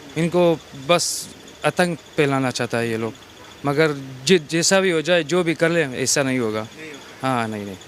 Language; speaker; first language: Hindi; non-native, fluent; Pashto